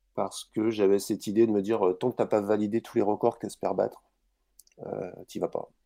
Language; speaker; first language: French; native; French